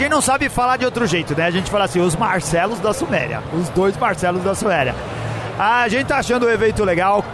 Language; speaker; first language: Portuguese; native; Portuguese